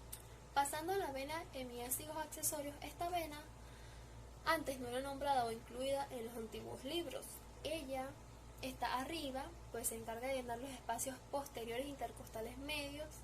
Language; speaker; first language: Spanish; native; Spanish